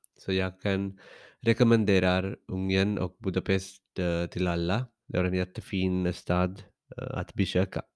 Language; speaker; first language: Swedish; non-native, learner; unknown